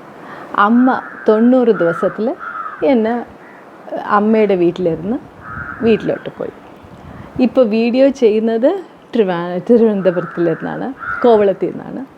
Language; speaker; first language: Malayalam; early bilingual, heritage; Tamil